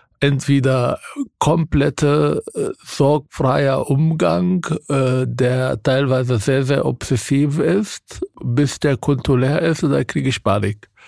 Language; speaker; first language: German; non-native, fluent; Arabic